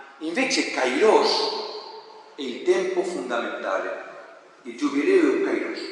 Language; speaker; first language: Italian; non-native, fluent; Spanish